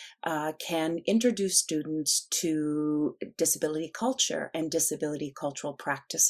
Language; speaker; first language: English; native; English